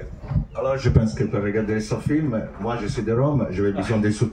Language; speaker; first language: French; non-native, fluent; Italian